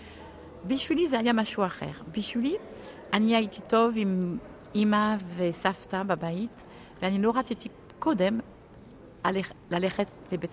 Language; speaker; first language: Hebrew; early bilingual, heritage; French